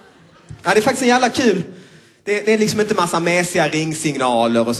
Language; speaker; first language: Swedish; native; Swedish